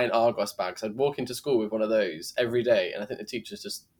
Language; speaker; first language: English; native; English